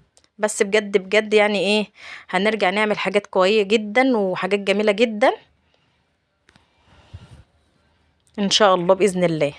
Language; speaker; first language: Arabic; native; Arabic